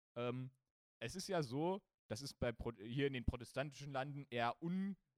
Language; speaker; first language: German; early bilingual, other home language; Polish